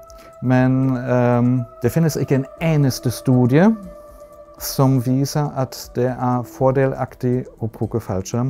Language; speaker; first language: Norwegian; non-native, fluent; German